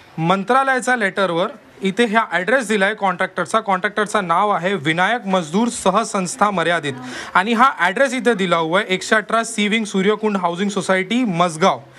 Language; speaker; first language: Marathi; non-native, local second language; Hindi